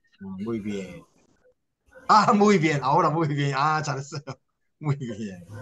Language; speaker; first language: Spanish; non-native, learner; Korean